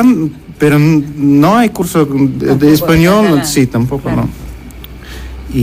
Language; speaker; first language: Spanish; non-native, learner; Russian